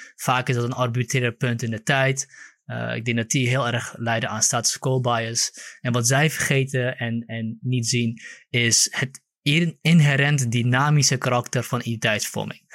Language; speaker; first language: Dutch; early bilingual, other home language; Kurdish